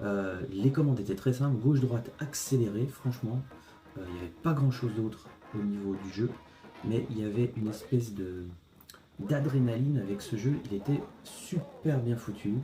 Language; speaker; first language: French; native; French